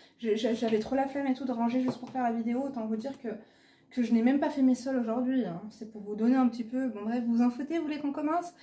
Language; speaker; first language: French; native; French